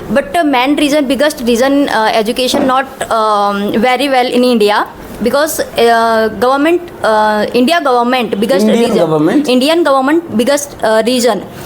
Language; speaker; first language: English; non-native, local second language; Hindi